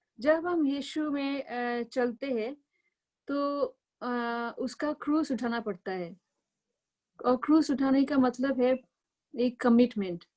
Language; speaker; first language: Hindi; native; Hindi